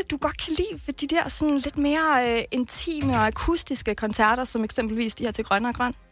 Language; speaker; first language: Danish; native; Danish